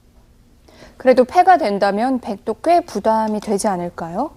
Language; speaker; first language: Korean; native; Korean